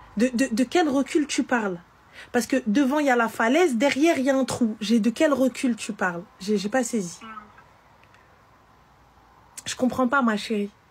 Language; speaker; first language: French; native; French